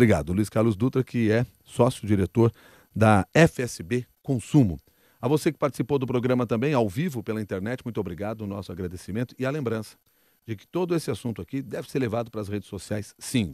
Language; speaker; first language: Portuguese; native; Portuguese